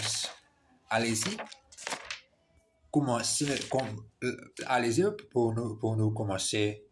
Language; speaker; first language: French; non-native, learner; Portuguese